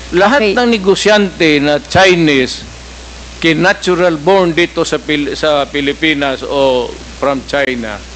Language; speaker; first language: Filipino; non-native, local second language; Cebuano